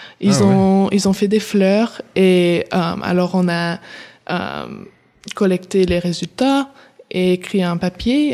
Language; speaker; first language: French; early bilingual, heritage; English